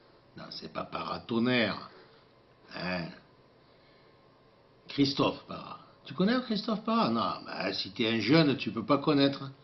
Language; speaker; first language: French; native; French